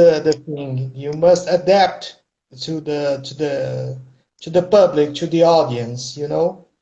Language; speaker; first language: English; non-native, fluent; Portuguese